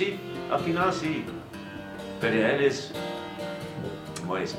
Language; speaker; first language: Spanish; non-native, fluent; English